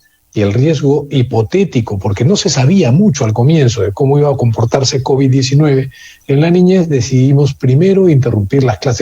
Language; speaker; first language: Spanish; native; Spanish